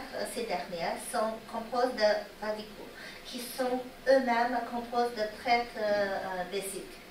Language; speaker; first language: French; non-native, learner; Chinese